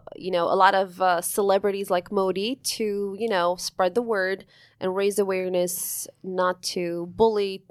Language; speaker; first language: English; early bilingual, other home language; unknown